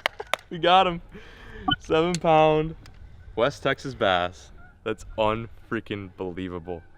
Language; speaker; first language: English; native; English